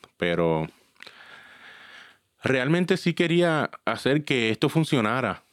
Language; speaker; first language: Spanish; early bilingual, heritage; Spanish